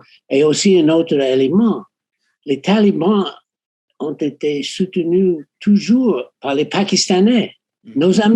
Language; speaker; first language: French; non-native, fluent; English